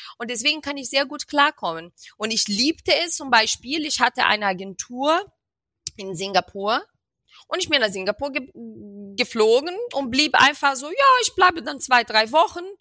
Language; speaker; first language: German; non-native, fluent; Portuguese